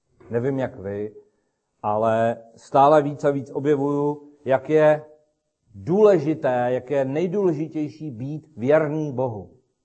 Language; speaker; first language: Czech; native; Czech